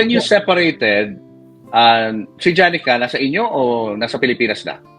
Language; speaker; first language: Filipino; native; Filipino